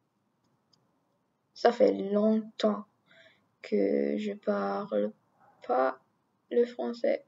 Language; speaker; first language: French; non-native, learner; English